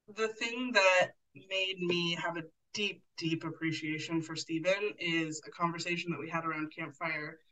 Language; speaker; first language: English; native; English